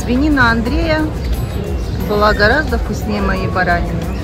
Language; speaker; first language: Russian; native; Russian